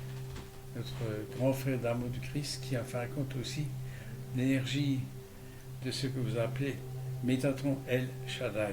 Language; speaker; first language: French; native; French